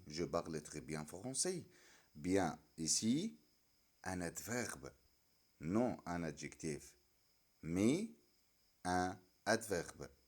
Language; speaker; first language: French; non-native, fluent; Arabic